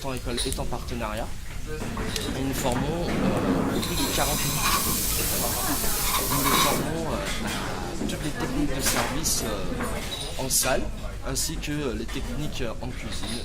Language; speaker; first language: French; native; French